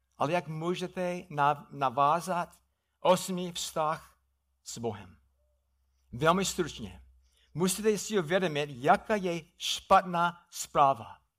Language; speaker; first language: Czech; non-native, fluent; English